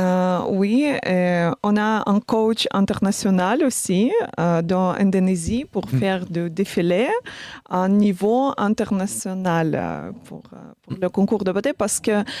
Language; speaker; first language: French; non-native, learner; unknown